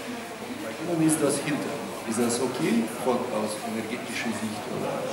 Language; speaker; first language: German; non-native, learner; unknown